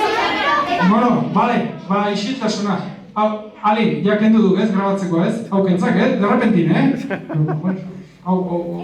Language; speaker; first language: Basque; native; Basque